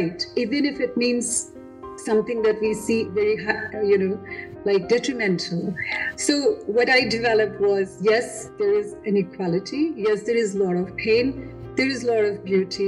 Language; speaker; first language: English; non-native, local second language; Hindi